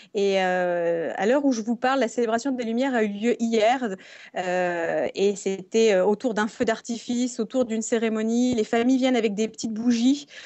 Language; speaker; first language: French; native; French